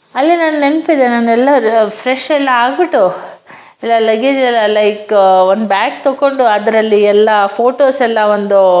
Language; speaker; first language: Kannada; non-native, local second language; Hindi